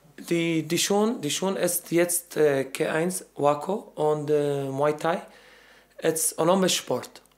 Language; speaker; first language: German; non-native, learner; Arabic